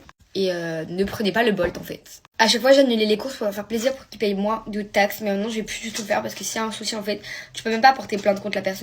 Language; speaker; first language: French; native; French